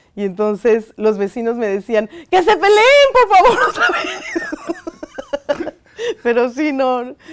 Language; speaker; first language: Spanish; native; Spanish